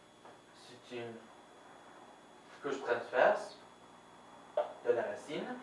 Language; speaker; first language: French; non-native, fluent; Arabic